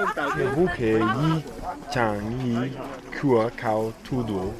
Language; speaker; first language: Chinese; non-native, learner; English